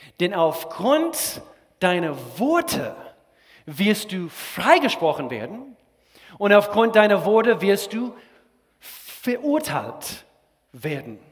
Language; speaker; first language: German; non-native, fluent; English